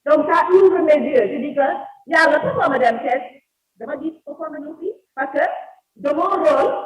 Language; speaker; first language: French; non-native, local second language; Wolof